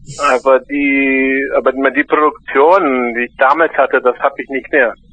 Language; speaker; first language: German; early bilingual, heritage; German